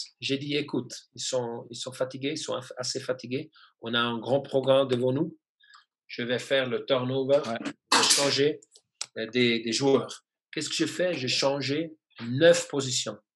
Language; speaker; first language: French; non-native, fluent; German